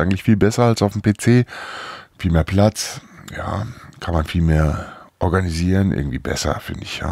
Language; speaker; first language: German; native; German